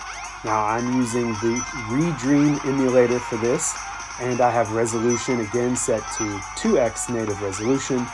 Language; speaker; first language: English; native; English